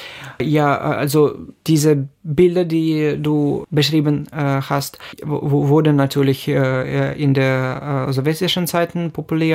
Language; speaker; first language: German; non-native, fluent; Ukrainian